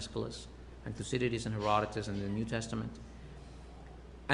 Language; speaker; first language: English; early bilingual, other home language; Spanish